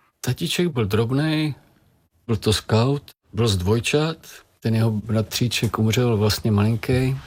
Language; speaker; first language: Czech; native; Czech